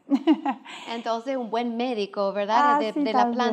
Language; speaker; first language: Spanish; non-native, fluent; English